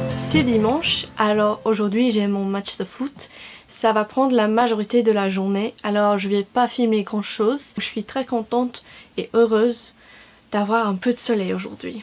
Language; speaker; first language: French; non-native, fluent; English